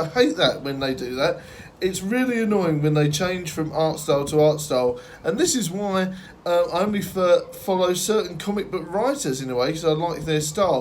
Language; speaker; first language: English; native; English